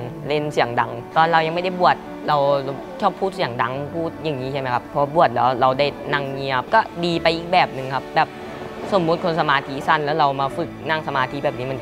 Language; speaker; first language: Thai; native; Thai